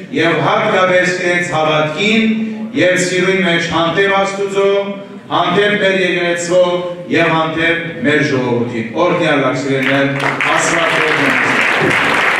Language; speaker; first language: Armenian; native; Armenian